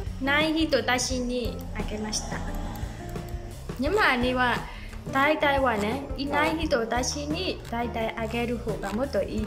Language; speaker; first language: Japanese; non-native, learner; Burmese